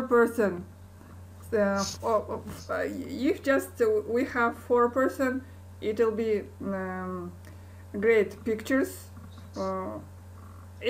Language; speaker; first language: English; non-native, learner; Kazakh